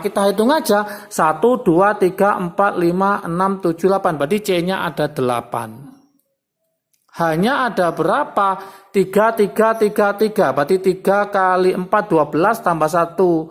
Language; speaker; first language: Indonesian; native; Indonesian